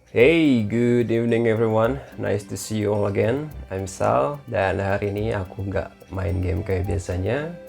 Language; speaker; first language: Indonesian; native; Indonesian